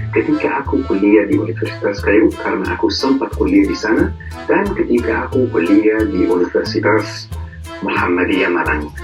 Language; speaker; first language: Indonesian; non-native, fluent; Arabic